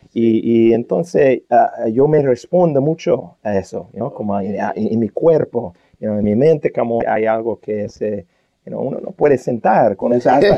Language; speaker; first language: Spanish; non-native, fluent; English